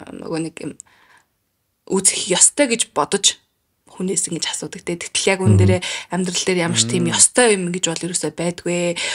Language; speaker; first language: Mongolian; native; Mongolian